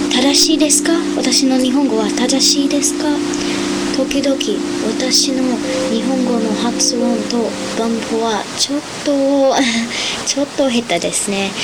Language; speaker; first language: Japanese; non-native, learner; English